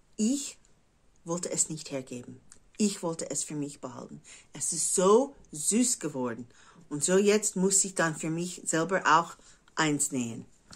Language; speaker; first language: German; non-native, fluent; English